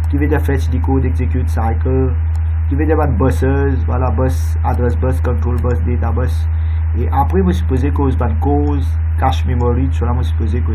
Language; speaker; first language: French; non-native, local second language; Morisyen